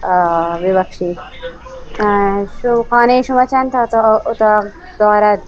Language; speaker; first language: Persian; non-native, learner; Urdu